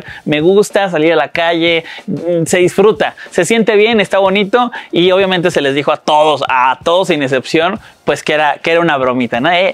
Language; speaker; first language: Spanish; native; Spanish